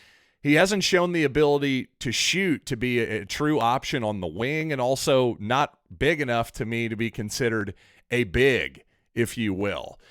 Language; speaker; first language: English; native; English